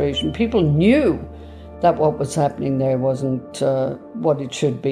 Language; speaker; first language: English; native; English